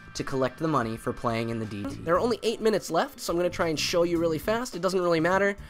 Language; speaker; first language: English; native; English